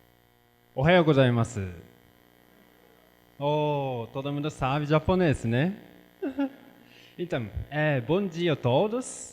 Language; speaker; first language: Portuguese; non-native, fluent; Japanese